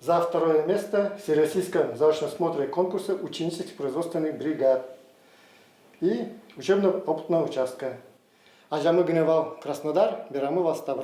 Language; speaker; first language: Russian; non-native, local second language; Udmurt